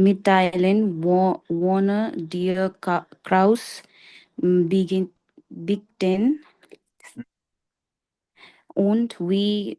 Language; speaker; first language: German; non-native, learner; Nepali